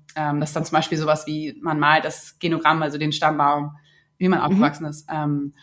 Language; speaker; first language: German; native; German